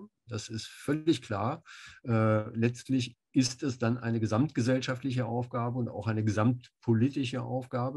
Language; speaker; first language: German; native; German